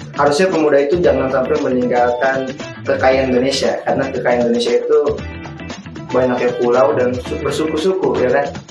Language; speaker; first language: Indonesian; native; Indonesian